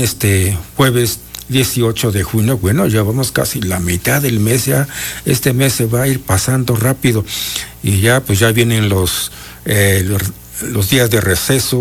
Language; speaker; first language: Spanish; non-native, local second language; Mixtepec Mixtec